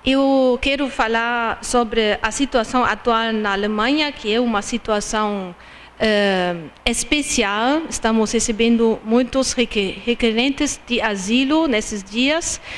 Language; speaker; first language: Portuguese; non-native, fluent; German